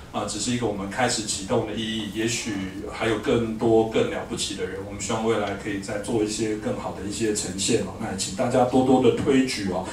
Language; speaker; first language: Chinese; native; Chinese